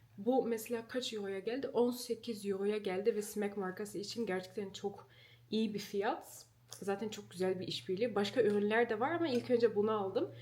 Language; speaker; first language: Turkish; early bilingual, heritage; Turkish